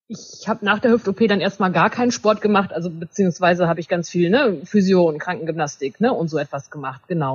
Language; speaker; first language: German; native; German